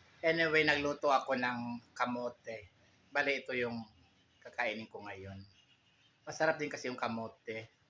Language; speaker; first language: Filipino; non-native, local second language; Cebuano